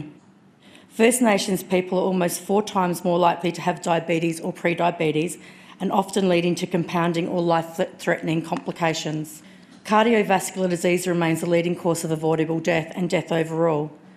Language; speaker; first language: English; native; English